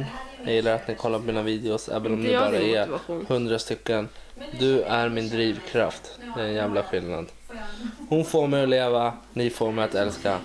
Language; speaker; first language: Swedish; native; Swedish